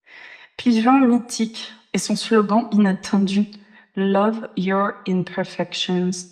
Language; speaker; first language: French; native; French